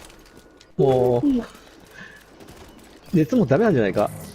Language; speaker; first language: Japanese; native; Japanese